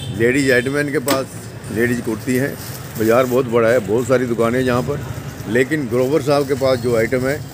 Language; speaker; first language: Hindi; non-native, local second language; Punjabi